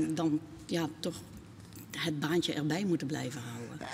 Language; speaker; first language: Dutch; native; Dutch